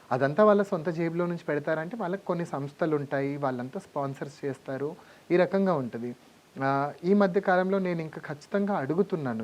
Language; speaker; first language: Telugu; non-native, local second language; Lambadi